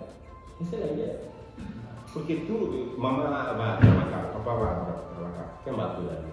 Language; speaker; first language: Spanish; non-native, learner; Fula